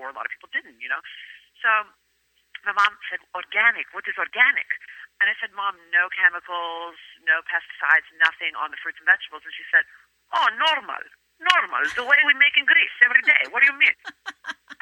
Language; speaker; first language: English; native; English